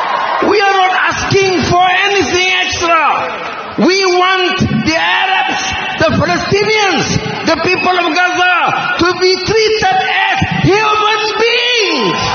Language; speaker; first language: English; non-native, local second language; Malay